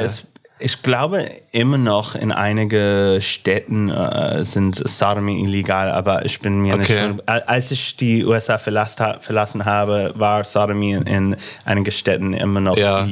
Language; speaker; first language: German; non-native, fluent; English